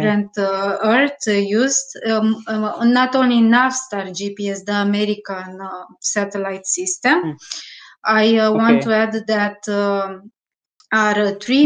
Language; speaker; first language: English; non-native, learner; Romanian